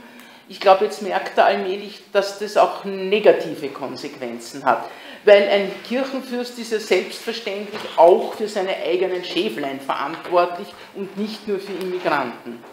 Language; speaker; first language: German; native; German